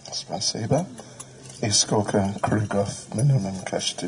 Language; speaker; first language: Russian; non-native, learner; English